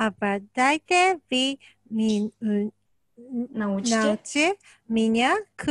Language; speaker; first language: Russian; non-native, learner; Japanese